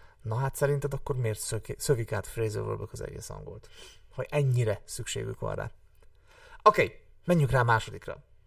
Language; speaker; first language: Hungarian; native; Hungarian